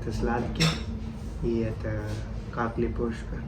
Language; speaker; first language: Russian; non-native, learner; Kannada